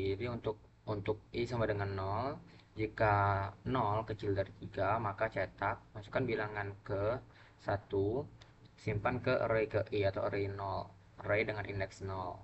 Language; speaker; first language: Indonesian; native; Indonesian